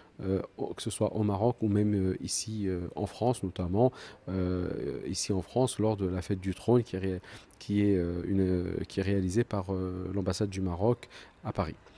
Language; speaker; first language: French; early bilingual, other home language; Arabic